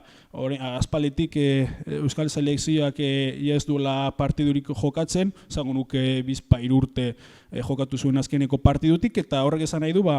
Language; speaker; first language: Basque; native; Basque